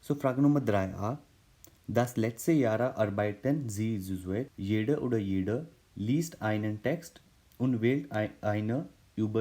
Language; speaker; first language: German; non-native, fluent; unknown